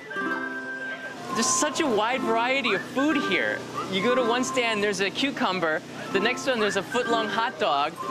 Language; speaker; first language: English; native; English